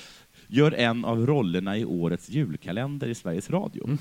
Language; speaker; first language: Swedish; native; Swedish